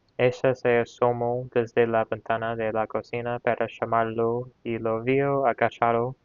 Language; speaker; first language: Spanish; non-native, learner; English